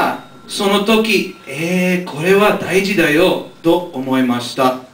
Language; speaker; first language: Japanese; non-native, learner; English